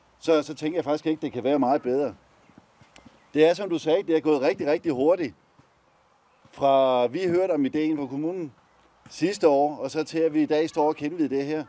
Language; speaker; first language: Danish; native; Danish